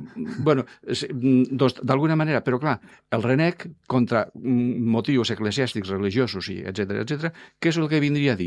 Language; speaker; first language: Catalan; non-native, fluent; Spanish